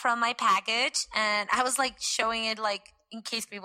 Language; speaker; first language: English; non-native, fluent; Spanish